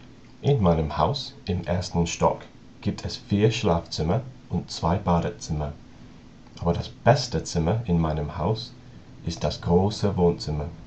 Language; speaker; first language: German; non-native, learner; English